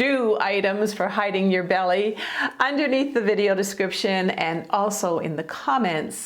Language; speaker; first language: English; native; English